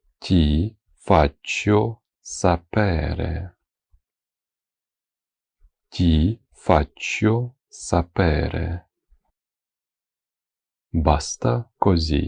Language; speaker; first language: Italian; non-native, fluent; Ukrainian